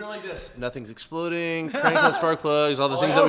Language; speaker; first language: English; native; English